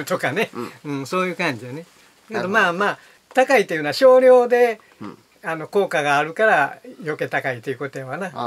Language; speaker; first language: Japanese; native; Japanese